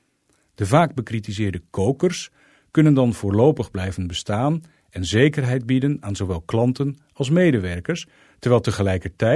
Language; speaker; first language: Dutch; native; Dutch